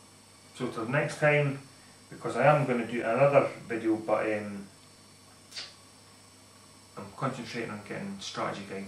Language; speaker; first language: English; native; English